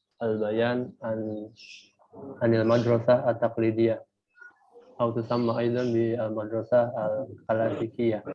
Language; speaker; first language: Arabic; non-native, learner; Indonesian